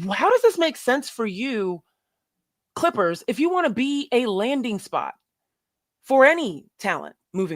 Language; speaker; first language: English; native; English